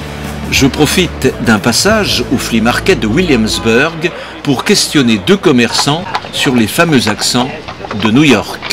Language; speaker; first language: French; non-native, fluent; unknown